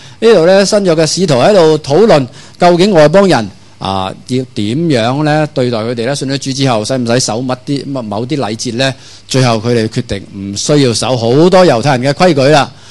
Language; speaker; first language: Chinese; non-native, local second language; Cantonese